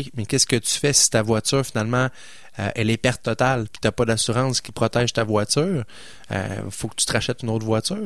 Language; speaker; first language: French; native; French